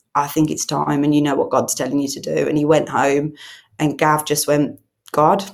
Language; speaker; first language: English; native; English